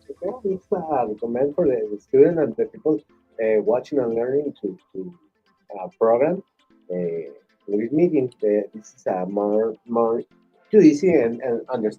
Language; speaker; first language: English; non-native, learner; Spanish